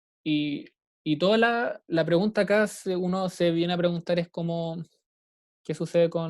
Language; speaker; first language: Spanish; native; Spanish